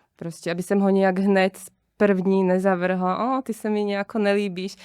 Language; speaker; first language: Czech; non-native, fluent; Slovak